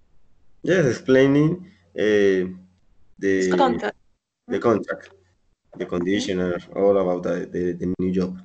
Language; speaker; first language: English; non-native, learner; Spanish